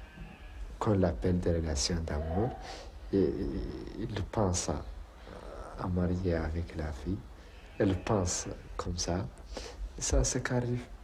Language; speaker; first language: French; non-native, learner; Arabic